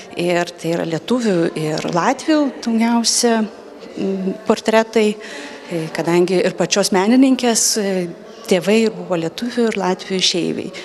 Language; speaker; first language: Lithuanian; native; Lithuanian